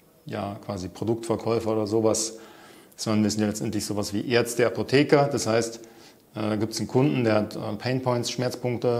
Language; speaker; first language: German; native; German